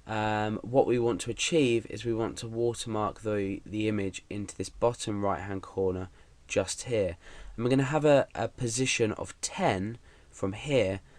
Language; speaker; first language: English; native; English